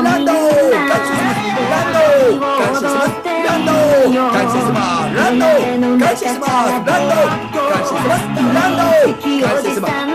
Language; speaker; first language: Japanese; native; Japanese